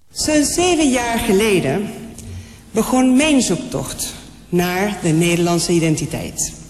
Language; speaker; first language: Dutch; non-native, fluent; Spanish